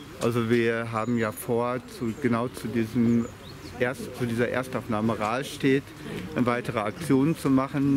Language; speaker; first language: German; native; German